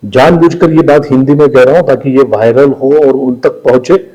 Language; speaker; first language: Hindi; non-native, local second language; Marathi